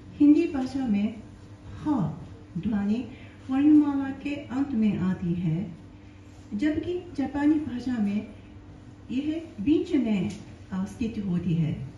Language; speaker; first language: Hindi; non-native, learner; Japanese